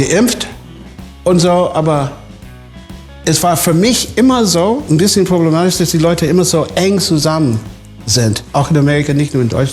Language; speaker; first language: German; non-native, fluent; English